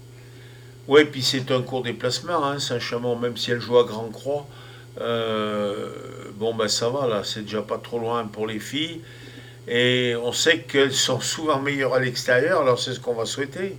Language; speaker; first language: French; native; French